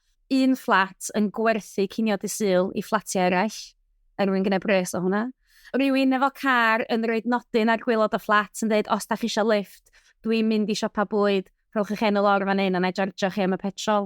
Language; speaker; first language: Welsh; native; Welsh